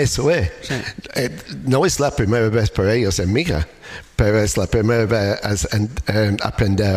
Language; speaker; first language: Spanish; non-native, learner; English